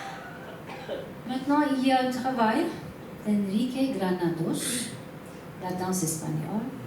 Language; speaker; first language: French; non-native, learner; Turkish